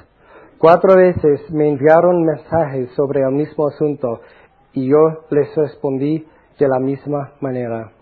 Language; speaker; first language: Spanish; non-native, fluent; English